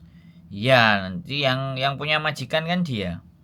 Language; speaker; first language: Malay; non-native, local second language; Javanese